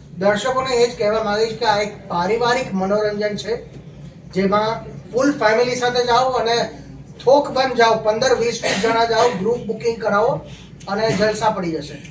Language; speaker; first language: Gujarati; native; Gujarati